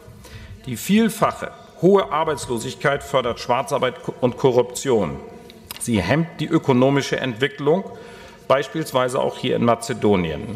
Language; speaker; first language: German; native; German